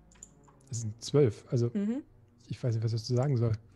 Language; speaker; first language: German; native; German